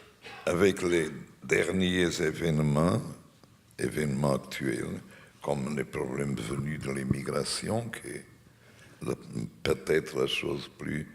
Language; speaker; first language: French; non-native, fluent; Portuguese